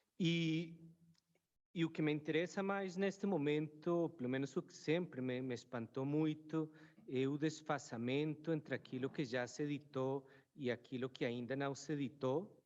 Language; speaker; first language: Portuguese; non-native, fluent; Spanish